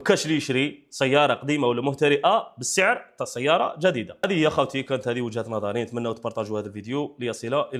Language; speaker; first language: Arabic; native; Arabic